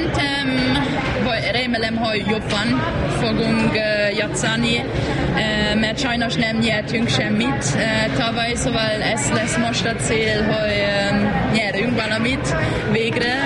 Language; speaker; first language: Hungarian; non-native, learner; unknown